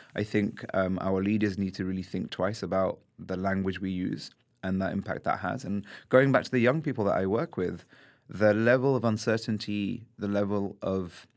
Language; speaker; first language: English; native; English